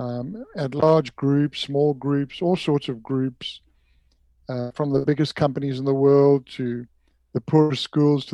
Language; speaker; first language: English; native; English